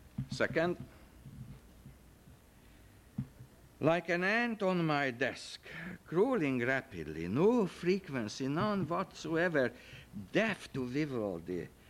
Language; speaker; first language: English; non-native, fluent; Hungarian